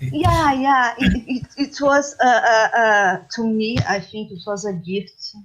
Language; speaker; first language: English; non-native, learner; Portuguese